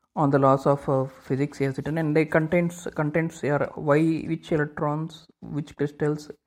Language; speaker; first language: English; non-native, local second language; Telugu